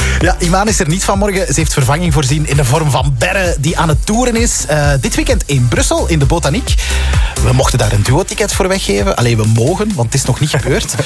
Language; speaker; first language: Dutch; native; Dutch